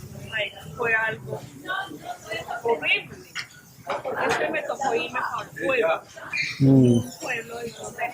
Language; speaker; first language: Spanish; native; Spanish